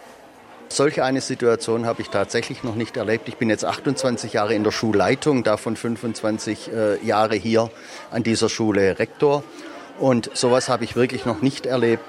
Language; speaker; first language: German; native; German